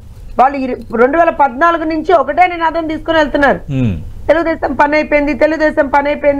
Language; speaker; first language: Telugu; native; Telugu